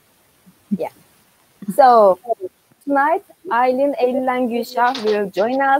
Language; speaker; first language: English; non-native, fluent; Turkish